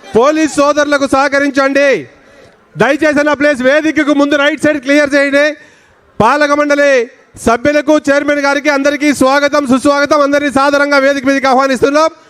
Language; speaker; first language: Telugu; native; Telugu